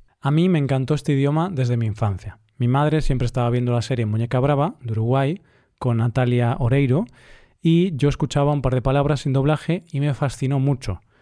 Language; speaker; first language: Spanish; native; Spanish